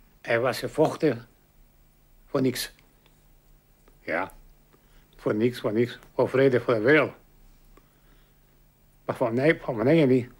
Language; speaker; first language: Dutch; non-native, learner; Polish